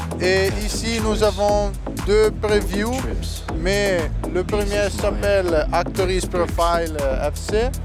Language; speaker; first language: French; non-native, learner; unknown